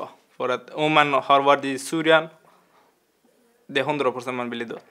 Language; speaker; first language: Swedish; non-native, learner; Persian